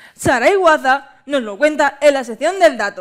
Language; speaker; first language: Spanish; native; Spanish